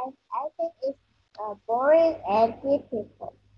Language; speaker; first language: English; non-native, learner; Vietnamese